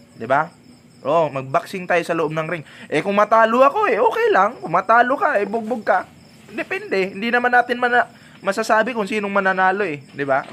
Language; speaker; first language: Filipino; non-native, local second language; Cebuano